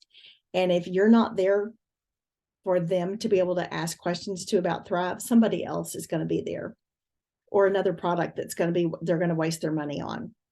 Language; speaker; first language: English; native; English